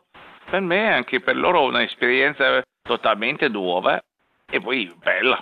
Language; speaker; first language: Italian; non-native, learner; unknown